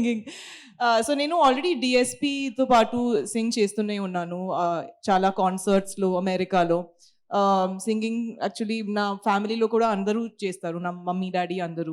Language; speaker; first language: Telugu; non-native, local second language; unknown